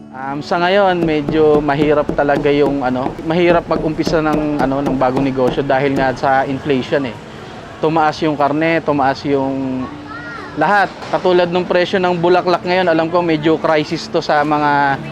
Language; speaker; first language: Filipino; native; Filipino